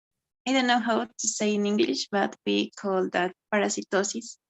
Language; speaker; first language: English; non-native, learner; Spanish